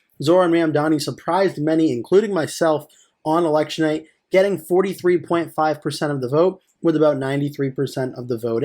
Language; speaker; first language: English; native; English